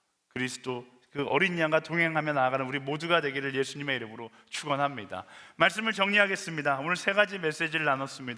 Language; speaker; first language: Korean; native; Korean